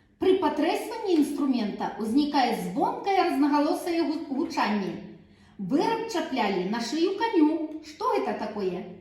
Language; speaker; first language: Belarusian; non-native, local second language; Russian